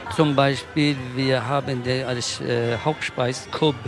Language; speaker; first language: German; non-native, learner; Kurdish